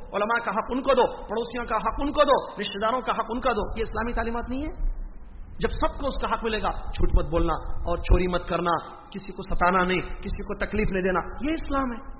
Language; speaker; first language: Urdu; native; Urdu